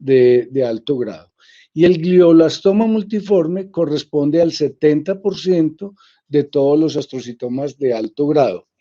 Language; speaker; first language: Spanish; native; Spanish